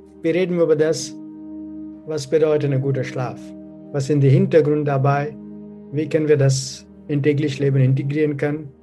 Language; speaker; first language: German; non-native, learner; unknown